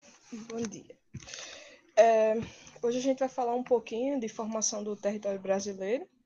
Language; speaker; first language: Portuguese; native; Portuguese